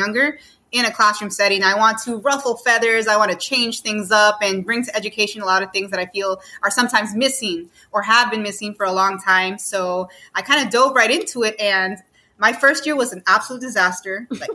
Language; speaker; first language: English; native; English